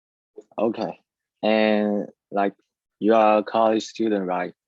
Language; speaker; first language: English; non-native, learner; Chinese